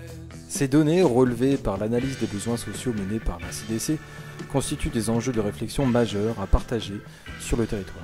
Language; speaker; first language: French; native; French